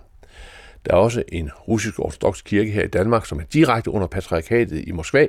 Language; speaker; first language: Danish; native; Danish